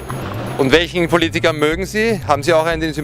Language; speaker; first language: German; native; German